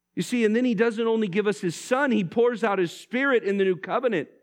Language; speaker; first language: English; native; English